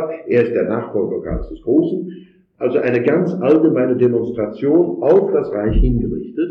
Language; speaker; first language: German; native; German